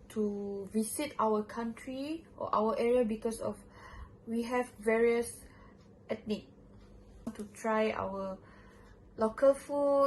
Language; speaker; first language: English; non-native, local second language; Malay